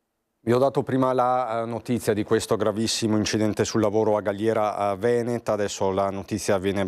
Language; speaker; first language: Italian; native; Italian